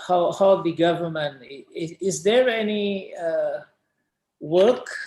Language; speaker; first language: English; non-native, fluent; Indonesian